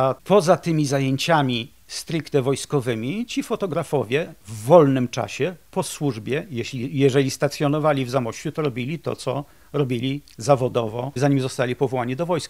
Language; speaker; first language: Polish; native; Polish